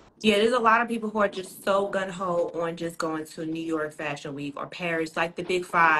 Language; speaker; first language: English; native; English